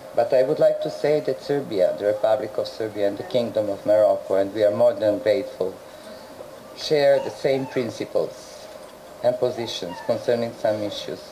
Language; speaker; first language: English; non-native, fluent; Serbian